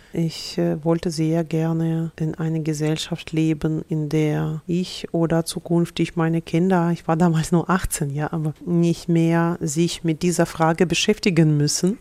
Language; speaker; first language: German; non-native, fluent; Russian